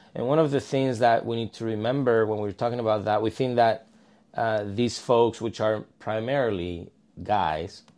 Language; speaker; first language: English; non-native, fluent; Spanish